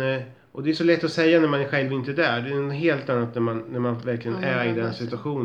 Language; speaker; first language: Swedish; native; Swedish